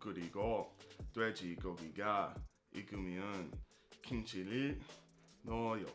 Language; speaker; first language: Korean; non-native, learner; English